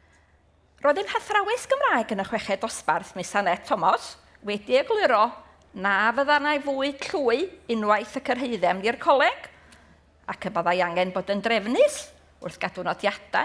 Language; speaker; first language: Welsh; native; Welsh